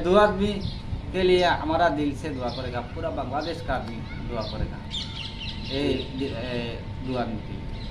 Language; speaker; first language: Hindi; non-native, learner; Bangla